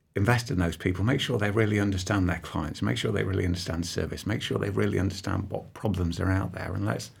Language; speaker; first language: English; native; English